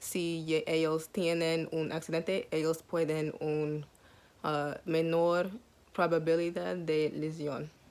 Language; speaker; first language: Spanish; non-native, learner; English